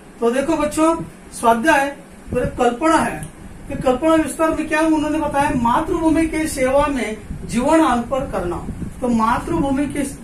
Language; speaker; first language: Hindi; non-native, local second language; Marathi